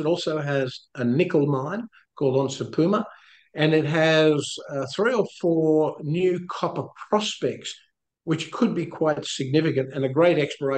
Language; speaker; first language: English; native; English